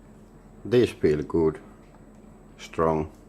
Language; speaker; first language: English; non-native, learner; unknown